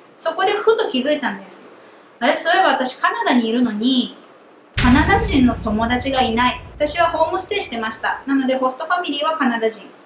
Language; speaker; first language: Japanese; native; Japanese